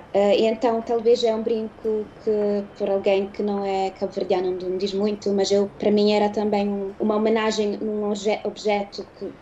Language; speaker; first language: Portuguese; early bilingual, heritage; Portuguese